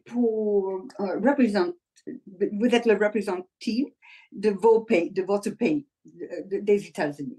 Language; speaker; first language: French; non-native, learner; English